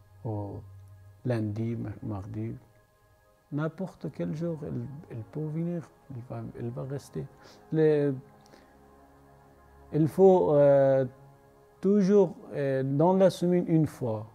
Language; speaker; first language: French; non-native, learner; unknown